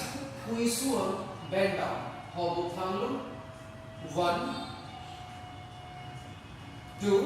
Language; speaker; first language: Vietnamese; non-native, learner; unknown